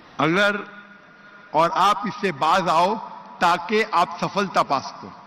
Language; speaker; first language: Urdu; non-native, local second language; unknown